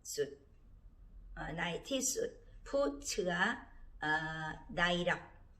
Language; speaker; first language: Thai; non-native, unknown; Korean